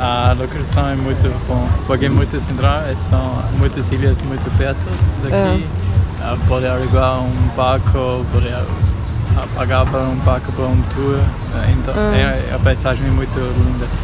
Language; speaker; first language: Portuguese; non-native, fluent; Croatian